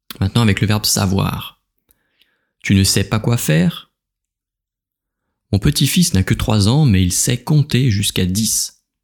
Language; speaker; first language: French; native; French